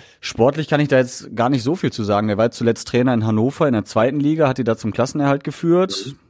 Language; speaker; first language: German; native; German